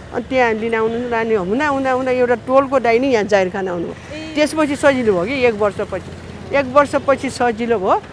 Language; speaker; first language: Nepali; non-native, local second language; Newari